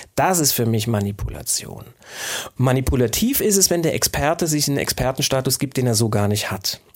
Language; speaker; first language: German; native; German